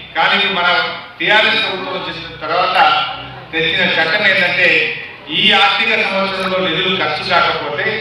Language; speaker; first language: Telugu; native; Telugu